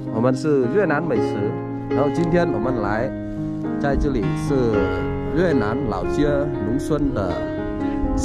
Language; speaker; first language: Chinese; non-native, fluent; Vietnamese